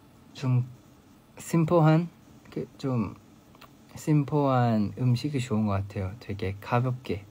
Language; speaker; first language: Korean; non-native, fluent; Thai